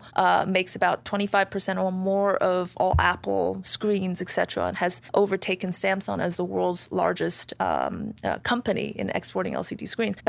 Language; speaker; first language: English; non-native, fluent; Chinese